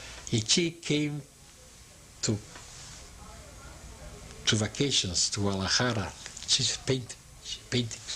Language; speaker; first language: English; non-native, learner; Yiddish